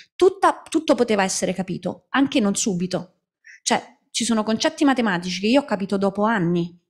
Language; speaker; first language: Italian; native; Italian